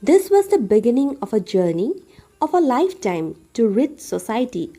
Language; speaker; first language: English; non-native, local second language; Assamese